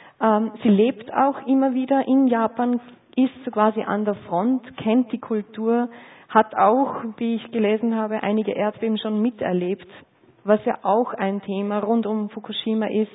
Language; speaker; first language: German; native; German